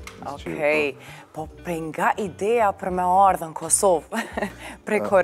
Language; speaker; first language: Albanian; native; Albanian